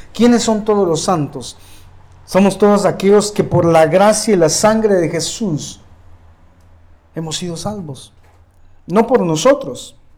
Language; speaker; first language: Spanish; native; Spanish